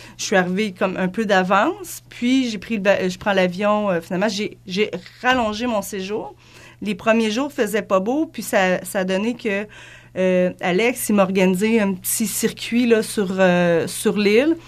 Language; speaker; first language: French; native; French